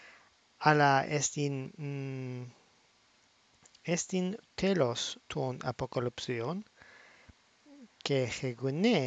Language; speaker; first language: Greek; non-native, fluent; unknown